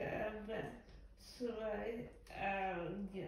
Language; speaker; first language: German; non-native, learner; Russian